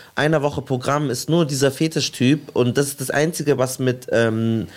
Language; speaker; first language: German; native; German